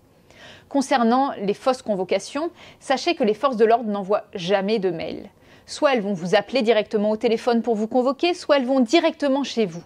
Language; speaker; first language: French; native; French